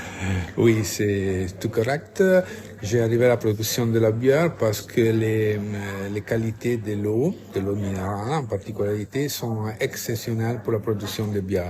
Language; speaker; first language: French; non-native, fluent; Italian